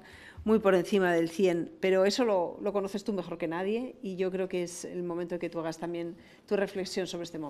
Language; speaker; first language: Spanish; native; Spanish